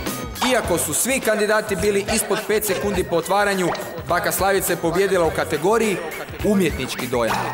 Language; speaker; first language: Serbian; native; Serbian